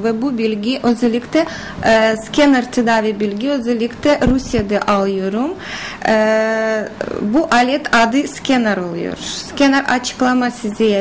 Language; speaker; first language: Turkish; non-native, learner; Russian